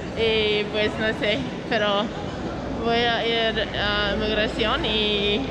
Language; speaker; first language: Spanish; non-native, learner; English